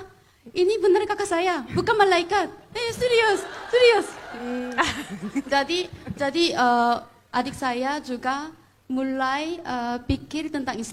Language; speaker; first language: Indonesian; non-native, fluent; Korean